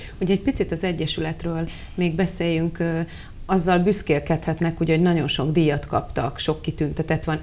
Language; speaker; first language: Hungarian; native; Hungarian